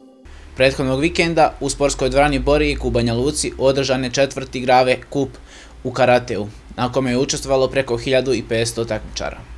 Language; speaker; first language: Serbian; native; Serbian